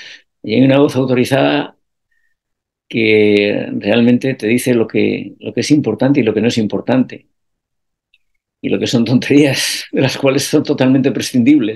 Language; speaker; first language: Spanish; native; Spanish